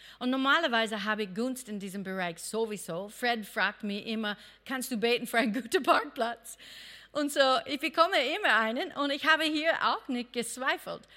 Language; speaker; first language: German; non-native, fluent; English